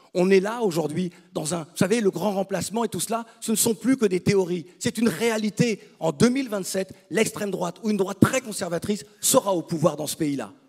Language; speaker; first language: French; native; French